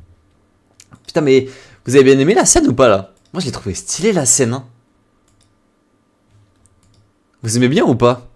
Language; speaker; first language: French; native; French